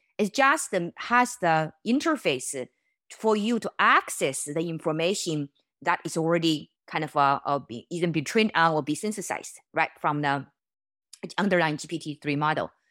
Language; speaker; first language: English; non-native, fluent; Chinese